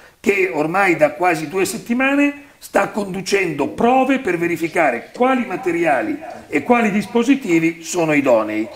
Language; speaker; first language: Italian; native; Italian